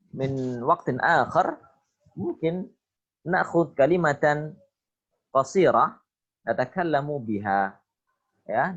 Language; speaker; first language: Arabic; non-native, fluent; Indonesian